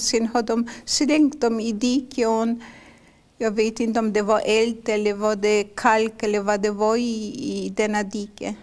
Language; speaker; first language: Swedish; non-native, fluent; Polish